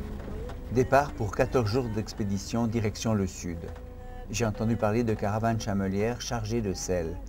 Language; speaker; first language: French; native; French